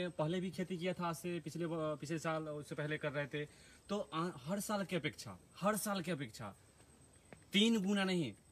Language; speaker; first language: Hindi; native; Hindi